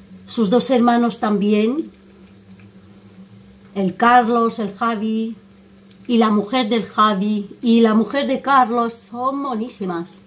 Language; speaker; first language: Spanish; non-native, fluent; Armenian